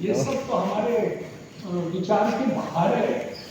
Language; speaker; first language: Hindi; non-native, local second language; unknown